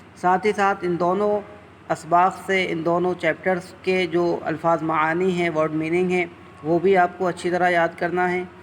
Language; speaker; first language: Urdu; native; Urdu